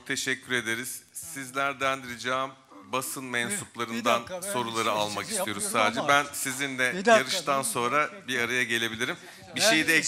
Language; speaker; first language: Turkish; native; Turkish